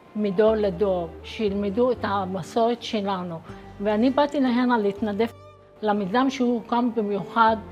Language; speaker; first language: Hebrew; non-native, local second language; Arabic